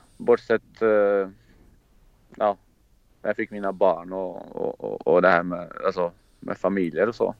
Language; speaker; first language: Swedish; non-native, fluent; Croatian